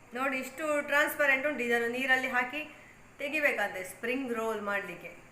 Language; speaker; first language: Kannada; non-native, local second language; Tulu